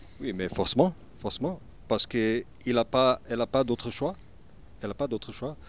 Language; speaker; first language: French; non-native, learner; Portuguese